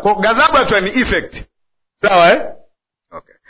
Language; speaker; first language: English; non-native, local second language; Swahili